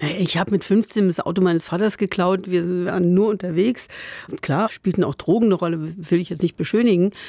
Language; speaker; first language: German; native; German